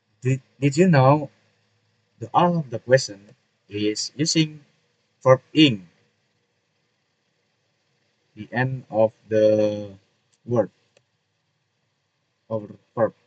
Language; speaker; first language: English; non-native, learner; Indonesian